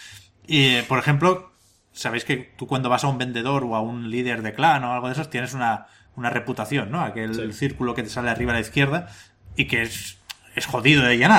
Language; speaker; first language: Spanish; native; Spanish